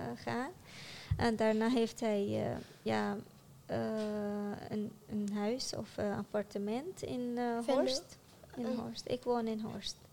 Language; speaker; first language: Dutch; non-native, fluent; Arabic